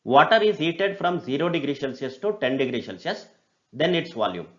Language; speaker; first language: English; non-native, local second language; Kannada